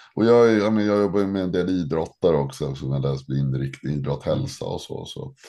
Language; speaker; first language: Swedish; native; Swedish